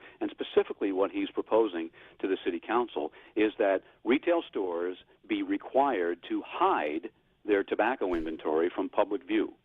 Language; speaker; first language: English; native; English